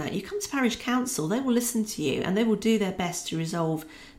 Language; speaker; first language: English; native; English